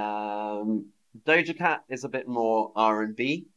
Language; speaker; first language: English; native; English